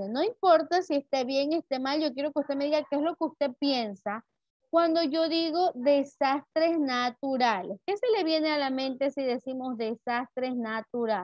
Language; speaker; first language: Spanish; native; Spanish